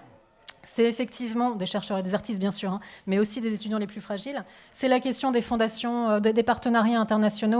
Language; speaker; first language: French; native; French